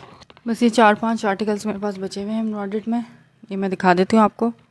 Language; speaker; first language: Urdu; native; Urdu